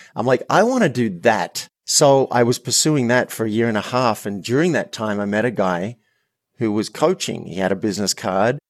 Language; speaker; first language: English; native; English